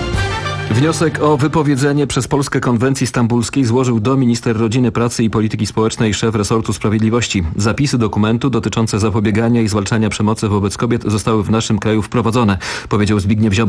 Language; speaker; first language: Polish; native; Polish